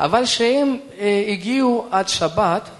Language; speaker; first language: Hebrew; non-native, fluent; Russian